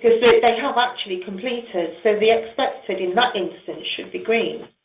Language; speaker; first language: English; native; English